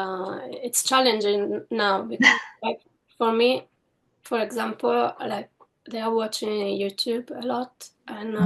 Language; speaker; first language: English; non-native, fluent; Italian